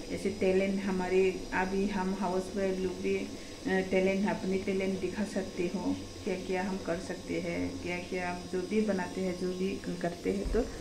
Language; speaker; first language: Hindi; non-native, local second language; Kok Borok